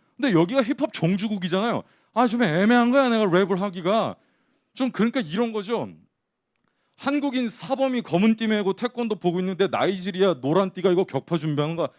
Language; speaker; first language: Korean; native; Korean